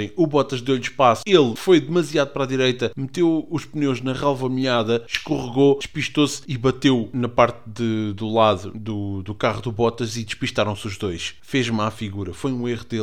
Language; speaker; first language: Portuguese; native; Portuguese